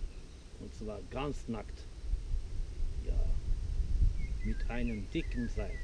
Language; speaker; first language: German; non-native, fluent; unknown